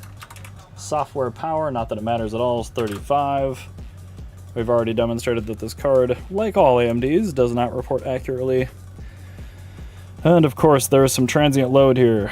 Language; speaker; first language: English; native; English